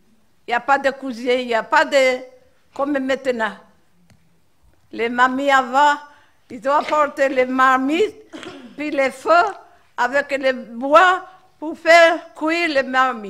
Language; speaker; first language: French; non-native, local second language; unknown